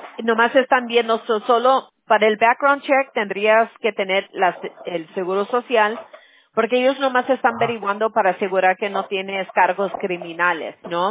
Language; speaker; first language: Spanish; early bilingual, heritage; Spanish